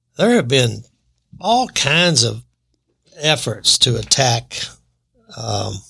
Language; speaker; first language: English; native; English